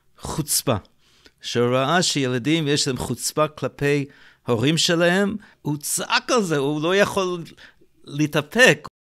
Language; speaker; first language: Hebrew; native; Hebrew